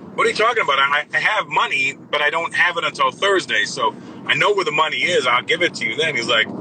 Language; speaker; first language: English; native; English